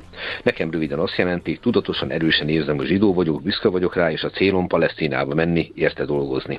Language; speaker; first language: Hungarian; native; Hungarian